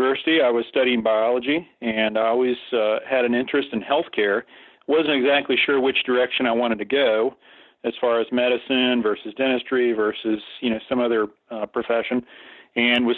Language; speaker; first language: English; native; English